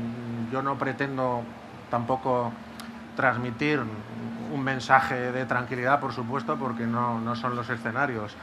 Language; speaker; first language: Spanish; native; Spanish